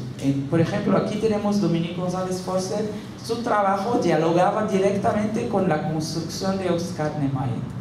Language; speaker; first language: Spanish; non-native, fluent; Portuguese